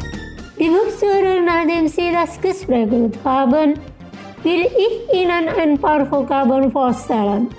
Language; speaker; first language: German; non-native, fluent; Indonesian